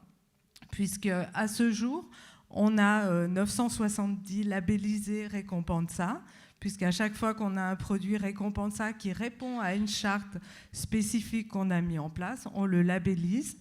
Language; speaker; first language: French; native; French